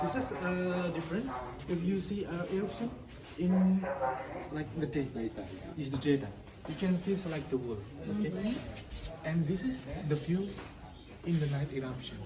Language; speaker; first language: English; non-native, learner; Indonesian